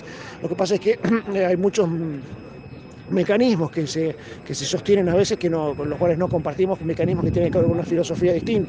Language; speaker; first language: Spanish; native; Spanish